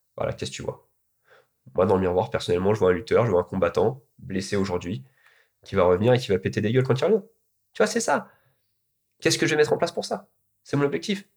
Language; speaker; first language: French; native; French